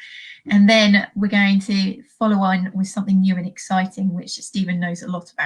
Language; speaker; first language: English; native; English